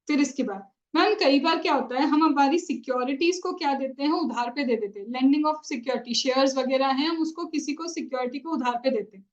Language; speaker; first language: Hindi; native; Hindi